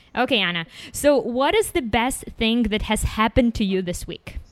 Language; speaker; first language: English; non-native, fluent; Ukrainian